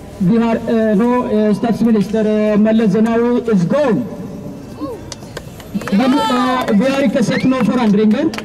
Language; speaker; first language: Norwegian; non-native, fluent; Amharic